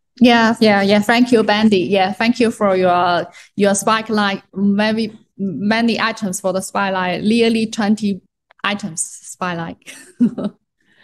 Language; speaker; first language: English; non-native, learner; Chinese